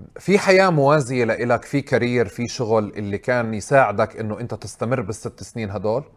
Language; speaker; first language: Arabic; native; Arabic